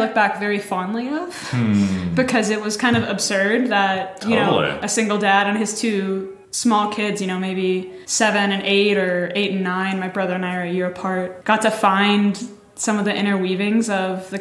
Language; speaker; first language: English; native; English